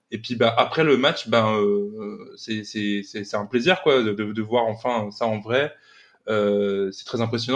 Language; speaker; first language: French; native; French